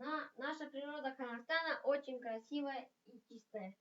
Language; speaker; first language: Russian; non-native, local second language; Kazakh